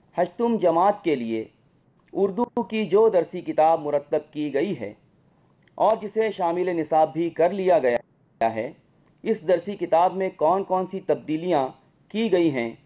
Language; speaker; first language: Urdu; native; Urdu